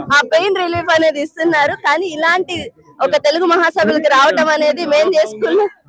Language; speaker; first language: Telugu; native; Telugu